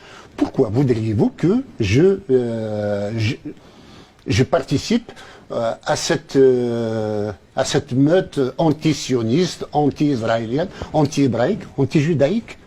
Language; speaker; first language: French; non-native, local second language; Kabyle